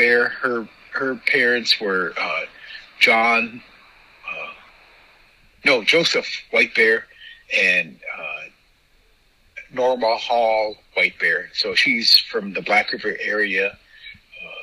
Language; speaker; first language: English; native; English